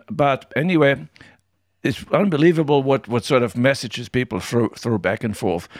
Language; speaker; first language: English; non-native, fluent; German